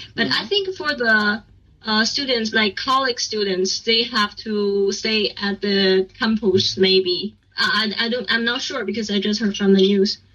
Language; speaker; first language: English; non-native, learner; Chinese